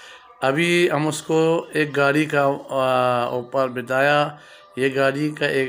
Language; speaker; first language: Hindi; non-native, learner; Arabic